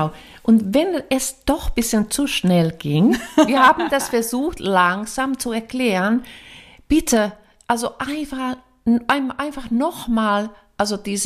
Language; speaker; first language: German; non-native, fluent; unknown